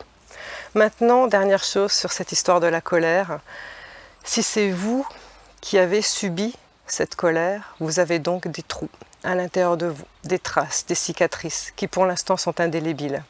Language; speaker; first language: French; native; French